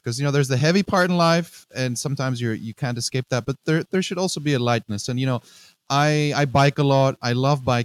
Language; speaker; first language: English; non-native, fluent; Greek